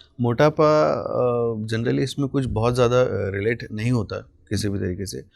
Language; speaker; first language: Hindi; non-native, local second language; Marathi